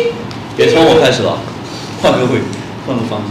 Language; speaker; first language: Chinese; native; Chinese